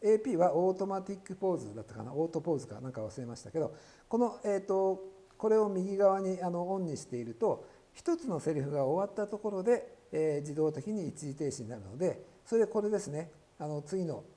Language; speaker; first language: Japanese; native; Japanese